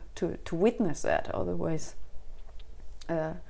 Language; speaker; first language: English; non-native, fluent; Spanish